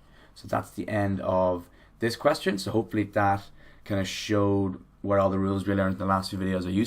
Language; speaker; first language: English; native; English